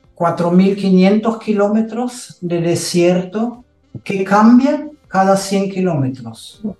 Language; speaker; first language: Spanish; non-native, fluent; German